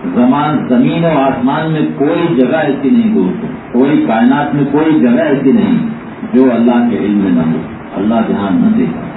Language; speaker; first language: Urdu; native; Urdu